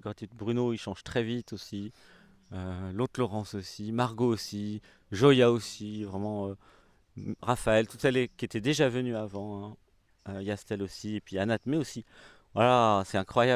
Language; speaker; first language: French; native; French